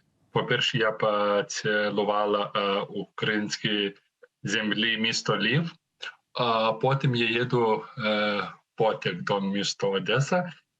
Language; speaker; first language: Ukrainian; non-native, learner; Lithuanian